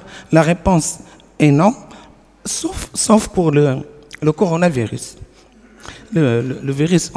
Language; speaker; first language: French; non-native, local second language; Arabic